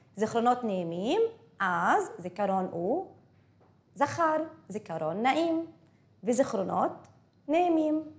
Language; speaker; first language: Hebrew; non-native, local second language; Arabic